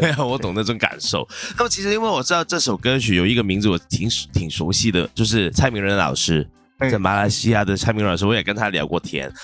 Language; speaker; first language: Chinese; non-native, local second language; Cantonese